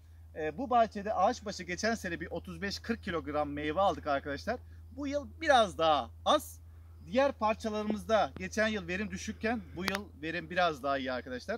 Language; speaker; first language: Turkish; native; Turkish